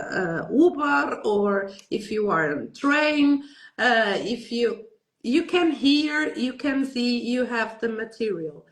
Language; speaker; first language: English; non-native, learner; Portuguese